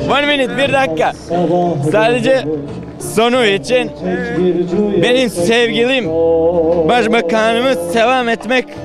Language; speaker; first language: Turkish; non-native, learner; Bosnian